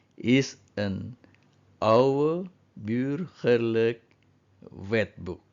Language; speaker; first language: Dutch; non-native, fluent; Indonesian